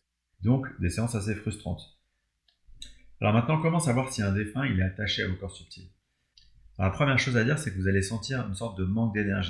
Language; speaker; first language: French; native; French